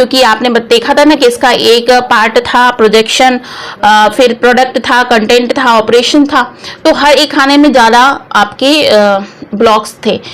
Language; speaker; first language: Hindi; native; Hindi